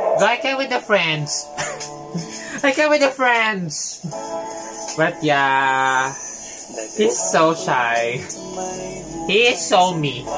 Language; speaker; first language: English; non-native, local second language; Filipino